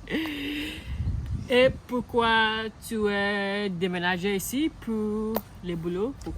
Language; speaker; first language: French; non-native, learner; Akan